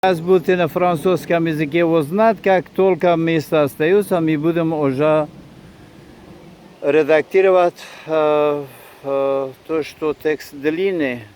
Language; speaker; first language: Russian; non-native, fluent; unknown